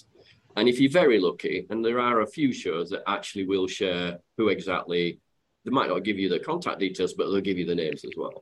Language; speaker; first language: English; native; English